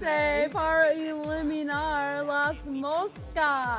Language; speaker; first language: Spanish; non-native, learner; English